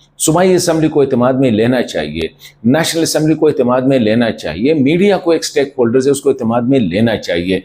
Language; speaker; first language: Urdu; non-native, local second language; Pashto